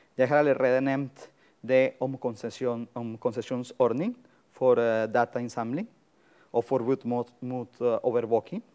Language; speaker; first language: Norwegian; non-native, fluent; Spanish